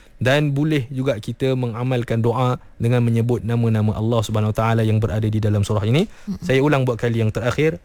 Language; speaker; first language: Malay; native; Malay